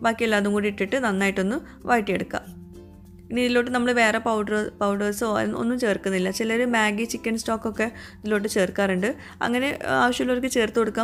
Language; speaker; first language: Malayalam; native; Malayalam